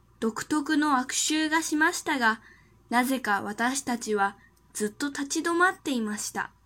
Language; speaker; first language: Japanese; non-native, fluent; Chinese